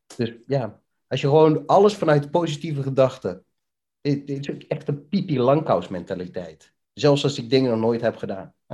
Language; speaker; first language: Dutch; early bilingual, other home language; Bosnian